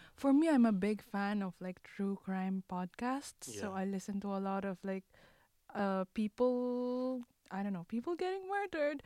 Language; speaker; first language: English; non-native, local second language; Filipino